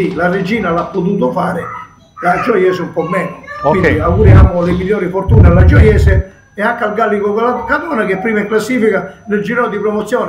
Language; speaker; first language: Italian; native; Italian